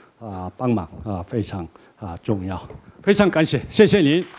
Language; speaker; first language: Chinese; non-native, learner; Korean